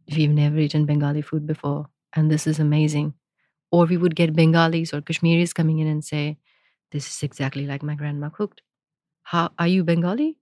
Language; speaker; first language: English; non-native, local second language; Gujarati